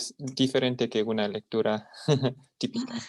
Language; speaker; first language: Spanish; non-native, fluent; English